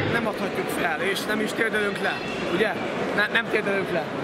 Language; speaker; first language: Hungarian; native; Hungarian